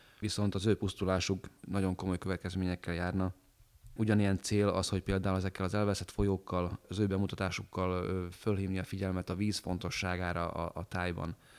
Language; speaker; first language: Hungarian; native; Hungarian